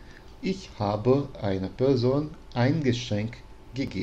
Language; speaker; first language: German; non-native, fluent; Portuguese